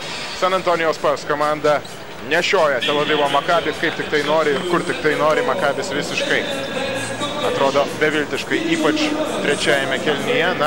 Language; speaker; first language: Lithuanian; native; Lithuanian